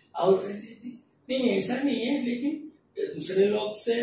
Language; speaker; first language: Hindi; non-native, local second language; Malayalam